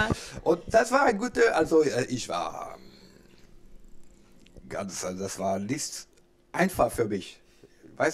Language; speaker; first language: German; non-native, learner; French